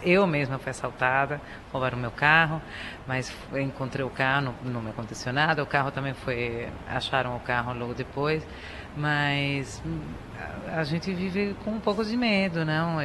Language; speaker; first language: Portuguese; non-native, fluent; Spanish